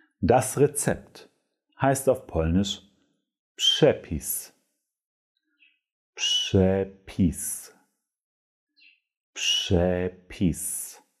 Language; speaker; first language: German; non-native, fluent; Polish